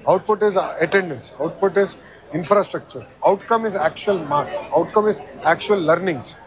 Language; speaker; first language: English; non-native, local second language; Telugu